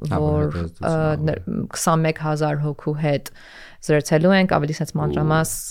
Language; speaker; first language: Armenian; early bilingual, heritage; Armenian